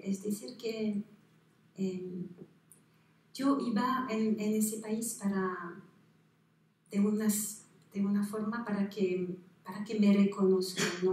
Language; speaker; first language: Spanish; non-native, fluent; French